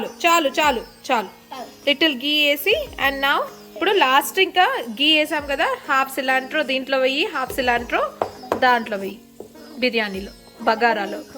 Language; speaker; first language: Telugu; native; Telugu